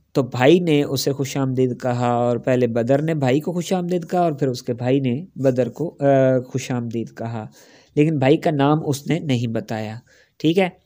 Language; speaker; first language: Urdu; non-native, local second language; Punjabi